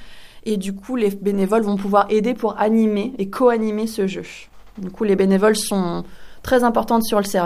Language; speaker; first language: French; native; French